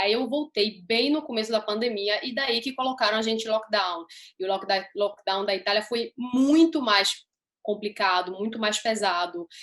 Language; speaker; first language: Portuguese; early bilingual, heritage; Portuguese